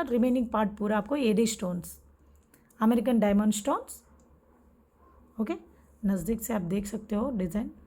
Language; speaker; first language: Hindi; non-native, local second language; Telugu